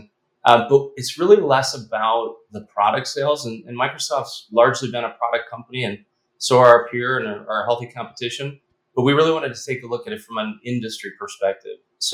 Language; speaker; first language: English; native; English